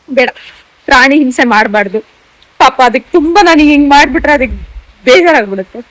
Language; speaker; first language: Kannada; non-native, local second language; Tulu